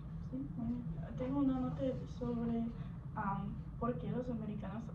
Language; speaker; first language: Spanish; non-native, learner; English